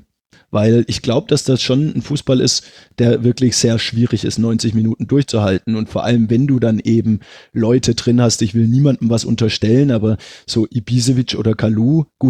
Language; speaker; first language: German; native; German